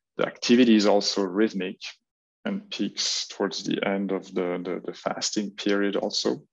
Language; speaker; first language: English; non-native, fluent; French